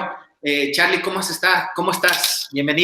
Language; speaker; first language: Spanish; native; Spanish